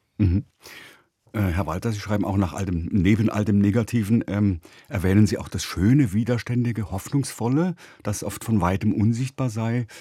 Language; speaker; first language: German; native; German